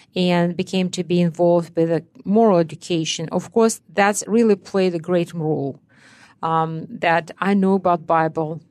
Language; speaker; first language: English; non-native, fluent; Russian